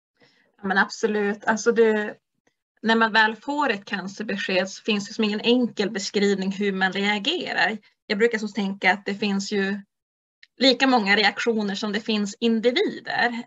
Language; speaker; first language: Swedish; native; Swedish